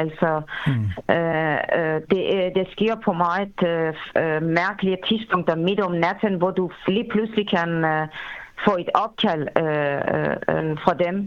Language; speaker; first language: Danish; non-native, fluent; Persian